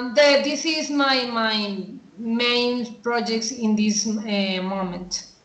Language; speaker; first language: English; non-native, learner; Spanish